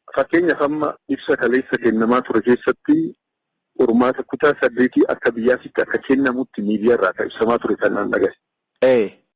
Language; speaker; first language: Oromo; native; Oromo